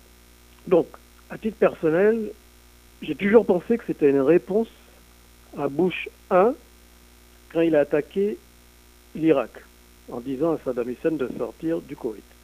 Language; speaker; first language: French; native; French